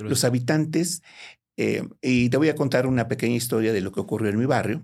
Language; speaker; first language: Spanish; native; Spanish